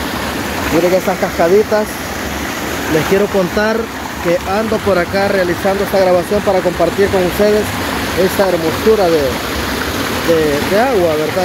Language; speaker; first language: Spanish; native; Spanish